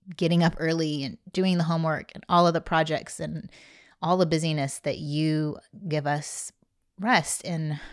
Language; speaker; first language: English; native; English